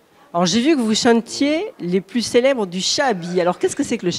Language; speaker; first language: French; native; French